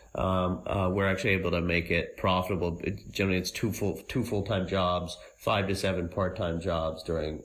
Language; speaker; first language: English; native; English